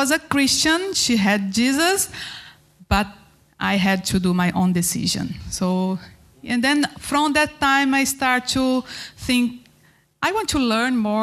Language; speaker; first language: English; non-native, learner; Portuguese